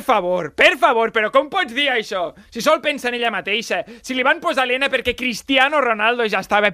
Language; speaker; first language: Catalan; native; Catalan